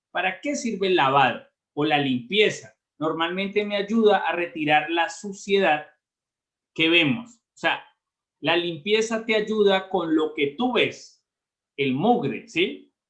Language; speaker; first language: Spanish; native; Spanish